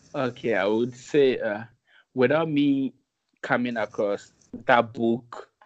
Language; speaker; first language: English; non-native, local second language; Akan